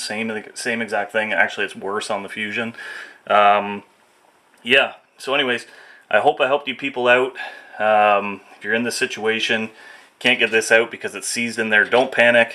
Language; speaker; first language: English; native; English